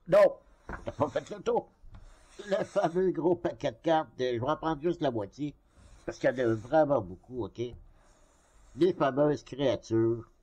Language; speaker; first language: French; native; French